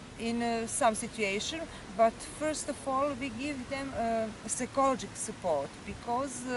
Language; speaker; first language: English; non-native, learner; Serbian